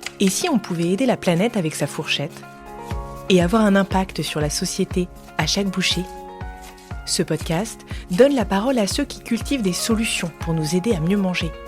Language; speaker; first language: French; native; French